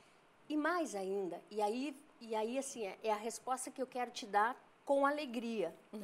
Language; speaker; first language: Portuguese; native; Portuguese